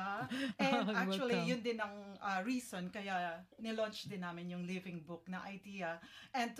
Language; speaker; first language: English; non-native, local second language; Hiligaynon